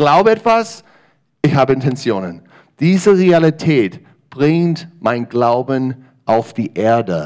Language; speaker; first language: German; non-native, learner; English